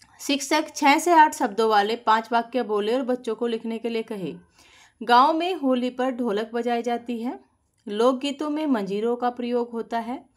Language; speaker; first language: Hindi; native; Hindi